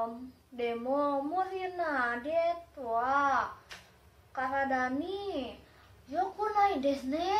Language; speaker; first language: Japanese; non-native, learner; Indonesian